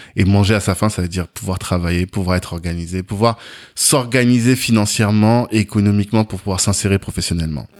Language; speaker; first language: French; native; French